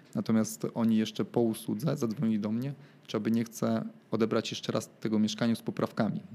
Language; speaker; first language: Polish; native; Polish